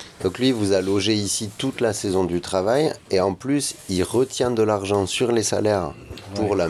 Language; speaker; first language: French; native; French